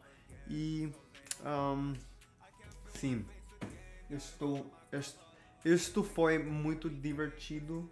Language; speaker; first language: Portuguese; non-native, learner; Spanish